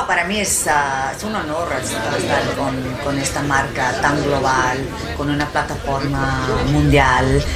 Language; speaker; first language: Spanish; non-native, learner; English